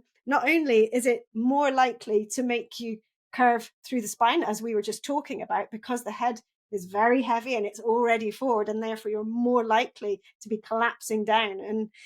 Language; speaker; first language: English; native; English